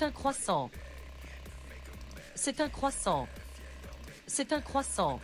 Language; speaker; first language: French; non-native, learner; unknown